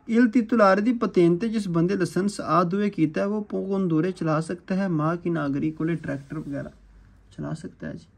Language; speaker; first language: Urdu; non-native, local second language; Punjabi